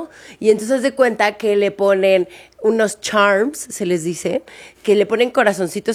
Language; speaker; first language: Spanish; native; Spanish